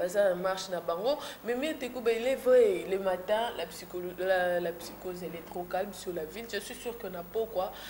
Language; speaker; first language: French; non-native, local second language; Lingala